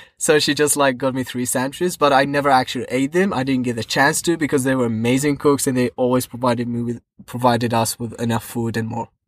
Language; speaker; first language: English; non-native, fluent; Arabic